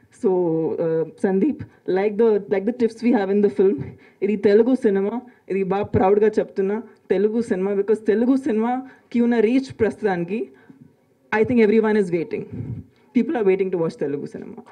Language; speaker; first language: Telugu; non-native, local second language; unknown